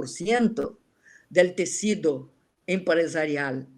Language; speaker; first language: Spanish; non-native, learner; Portuguese